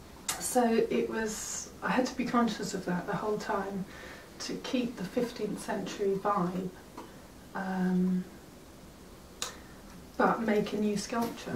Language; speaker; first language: English; native; English